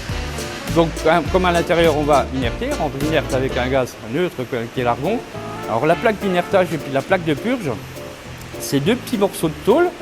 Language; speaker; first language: French; native; French